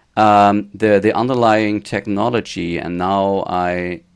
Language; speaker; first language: English; non-native, fluent; German